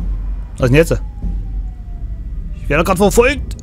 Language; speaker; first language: German; native; German